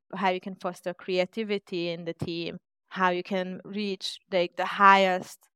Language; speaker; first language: English; non-native, fluent; Hungarian